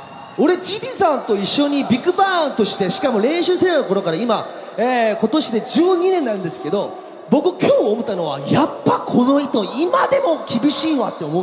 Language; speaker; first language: Japanese; native; Japanese